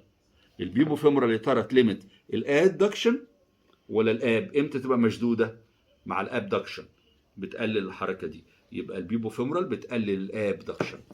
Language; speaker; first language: Arabic; native; Arabic